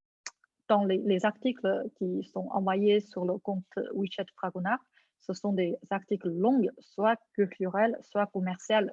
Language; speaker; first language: French; non-native, fluent; Chinese